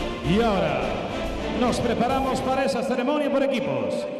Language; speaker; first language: Spanish; native; Spanish